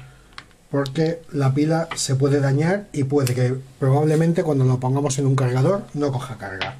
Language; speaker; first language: Spanish; native; Spanish